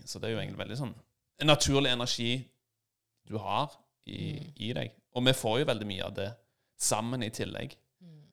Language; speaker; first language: Norwegian; native; Norwegian